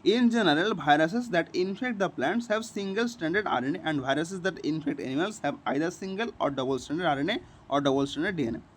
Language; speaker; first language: English; non-native, local second language; Bangla